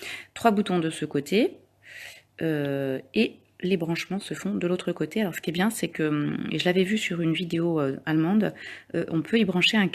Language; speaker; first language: French; native; French